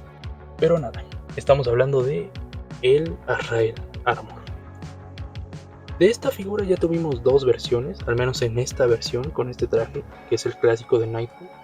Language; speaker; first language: Spanish; native; Spanish